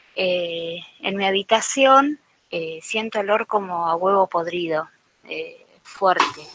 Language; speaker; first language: Spanish; native; Spanish